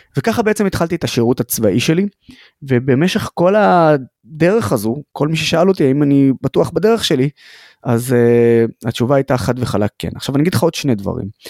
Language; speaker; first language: Hebrew; non-native, local second language; Arabic